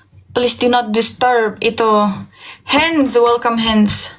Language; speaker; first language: English; non-native, fluent; Turkish